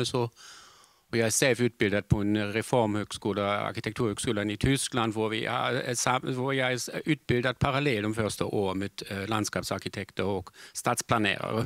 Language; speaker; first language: Swedish; non-native, fluent; German